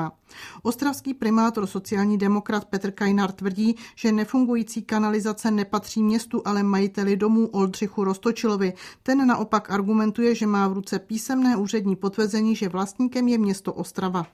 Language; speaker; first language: Czech; native; Czech